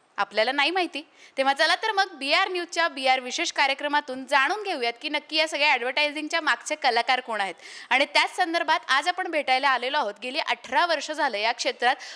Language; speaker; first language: Marathi; native; Marathi